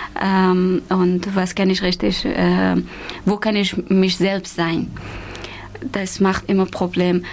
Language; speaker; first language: German; non-native, learner; Persian